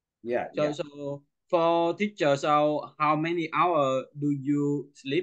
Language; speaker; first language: English; non-native, local second language; Vietnamese